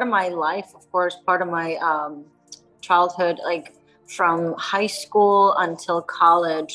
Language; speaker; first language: English; early bilingual, other home language; Persian